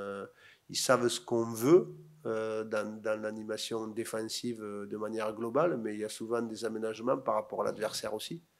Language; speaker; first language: French; native; French